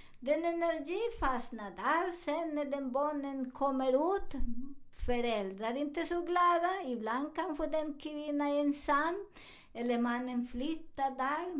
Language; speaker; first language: Swedish; non-native, fluent; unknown